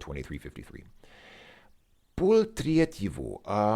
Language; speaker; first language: Russian; non-native, fluent; English